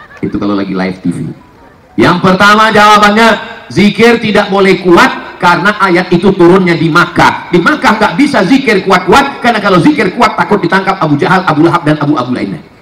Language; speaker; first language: Indonesian; native; Indonesian